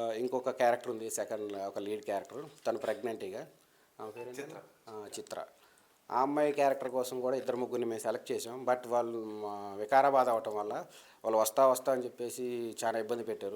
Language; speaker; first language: Telugu; native; Telugu